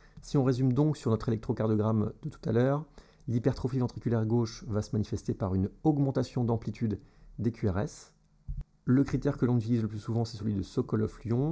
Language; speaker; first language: French; native; French